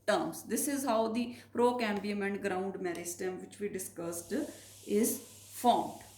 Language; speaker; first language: English; non-native, local second language; Punjabi